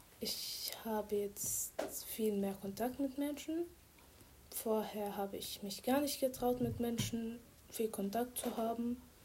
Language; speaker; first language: German; non-native, fluent; Arabic